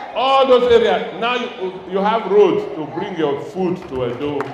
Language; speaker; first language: Nigerian Pidgin; non-native, local second language; Bini